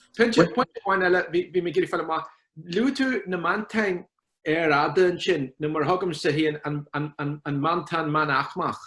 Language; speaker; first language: Irish; non-native, local second language; English